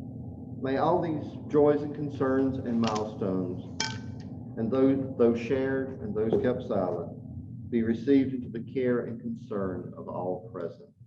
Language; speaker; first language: English; native; English